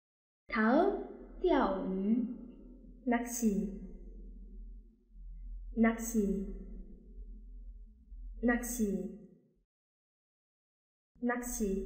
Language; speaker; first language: Korean; non-native, fluent; Chinese